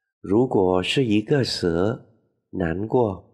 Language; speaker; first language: Chinese; non-native, learner; Vietnamese